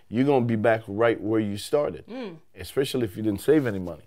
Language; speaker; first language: English; native; English